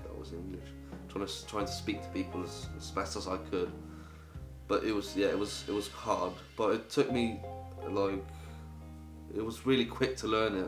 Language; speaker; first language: English; early bilingual, other home language; Polish